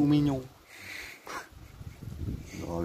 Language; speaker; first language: French; native; French